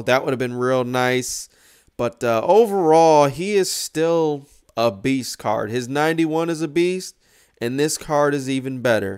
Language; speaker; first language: English; native; English